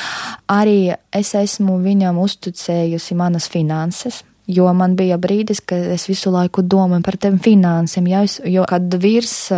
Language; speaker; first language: Latvian; non-native, local second language; Russian